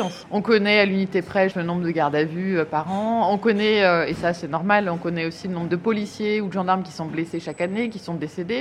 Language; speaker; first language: French; native; French